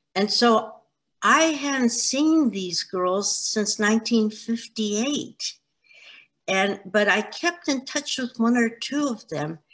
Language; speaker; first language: English; native; English